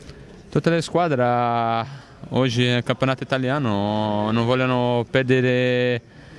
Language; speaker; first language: Italian; non-native, fluent; Portuguese